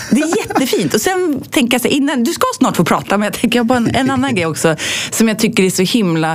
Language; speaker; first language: Swedish; native; Swedish